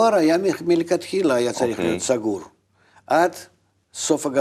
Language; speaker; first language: Hebrew; non-native, fluent; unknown